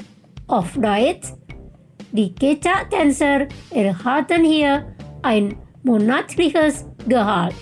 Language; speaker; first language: German; non-native, fluent; Indonesian